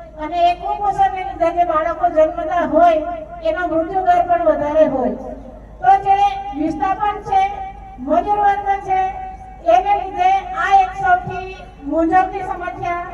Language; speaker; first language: Gujarati; non-native, local second language; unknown